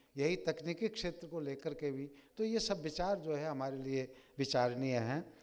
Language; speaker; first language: Hindi; native; Hindi